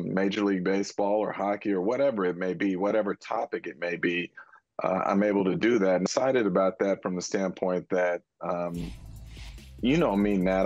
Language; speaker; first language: English; native; English